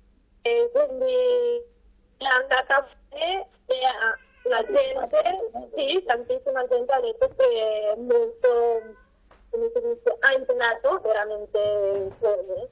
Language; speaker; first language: Italian; non-native, fluent; Catalan